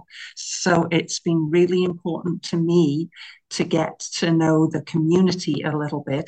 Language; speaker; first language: English; native; English